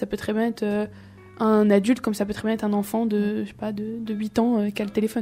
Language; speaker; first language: French; native; French